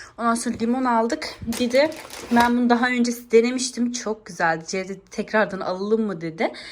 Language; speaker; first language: Turkish; early bilingual, heritage; Turkish